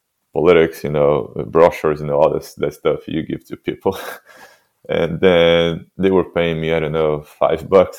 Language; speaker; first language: English; non-native, fluent; Portuguese